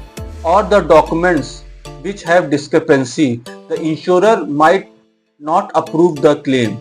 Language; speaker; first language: English; non-native, local second language; Hindi